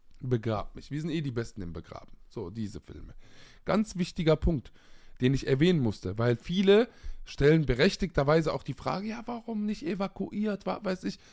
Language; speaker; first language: German; early bilingual, other home language; Arabic